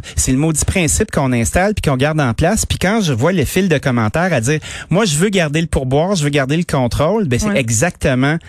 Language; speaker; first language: French; native; French